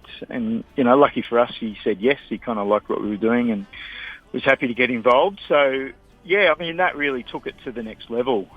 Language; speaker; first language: English; native; English